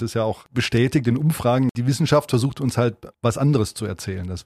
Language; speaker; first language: German; native; German